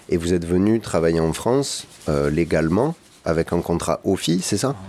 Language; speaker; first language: French; native; French